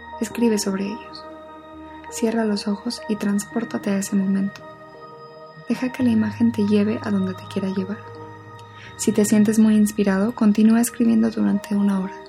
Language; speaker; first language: Spanish; native; Spanish